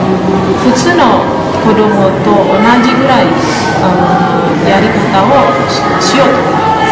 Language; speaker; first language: Japanese; non-native, fluent; Indonesian